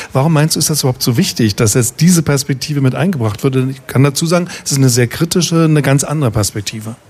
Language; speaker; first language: German; native; German